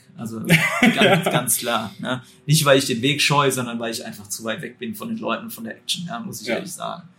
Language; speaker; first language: German; native; German